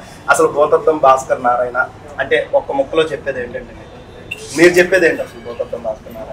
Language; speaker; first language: Telugu; native; Telugu